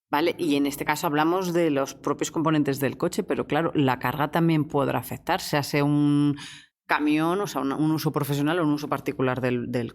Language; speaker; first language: Spanish; native; Spanish